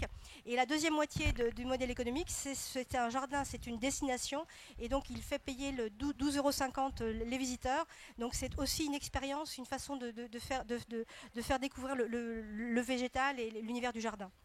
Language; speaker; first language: French; native; French